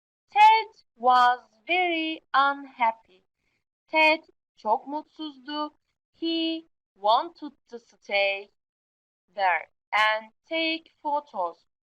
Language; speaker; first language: English; non-native, fluent; Turkish